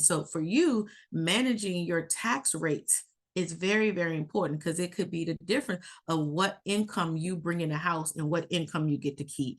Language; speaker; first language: English; native; English